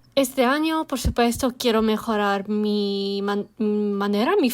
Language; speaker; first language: Spanish; non-native, learner; English